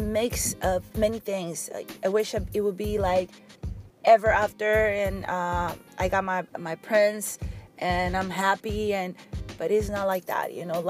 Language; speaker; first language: English; non-native, fluent; Spanish